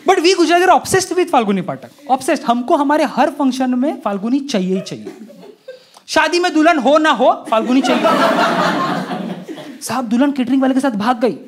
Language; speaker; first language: Hindi; non-native, local second language; Gujarati